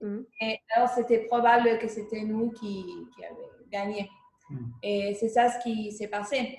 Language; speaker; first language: French; non-native, fluent; Spanish